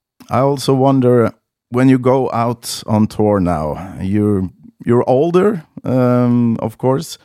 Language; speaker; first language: English; non-native, fluent; Norwegian